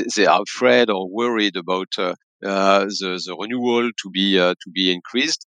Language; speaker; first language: English; non-native, fluent; French